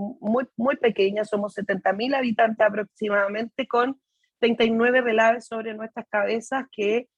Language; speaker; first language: Spanish; native; Spanish